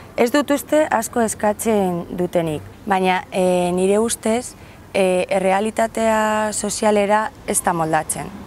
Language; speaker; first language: Basque; non-native, local second language; Spanish